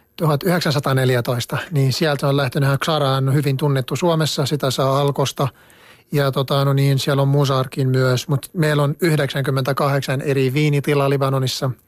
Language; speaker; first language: Finnish; non-native, fluent; Arabic